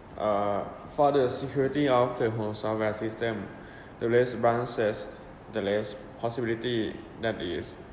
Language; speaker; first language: English; non-native, learner; Thai